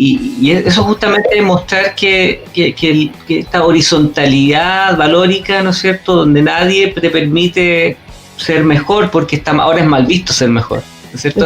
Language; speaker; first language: Spanish; native; Spanish